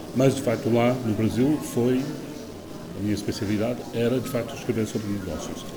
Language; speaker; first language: Portuguese; non-native, fluent; English